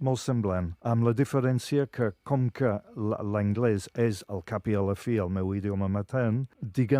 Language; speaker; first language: Catalan; non-native, fluent; English